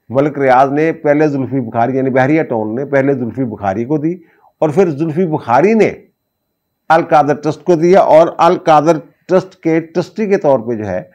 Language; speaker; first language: Urdu; non-native, local second language; Punjabi